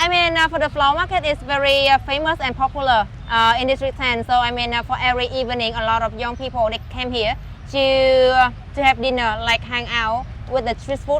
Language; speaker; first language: English; non-native, learner; Vietnamese